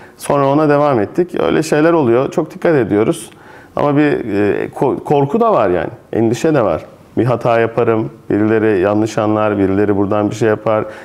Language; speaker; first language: Turkish; native; Turkish